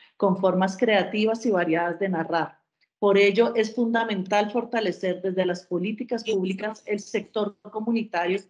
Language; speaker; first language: Spanish; native; Spanish